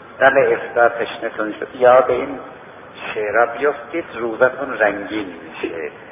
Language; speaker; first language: Persian; native; Persian